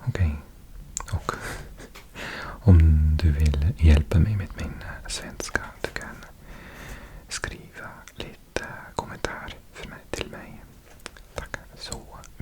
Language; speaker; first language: Swedish; non-native, learner; English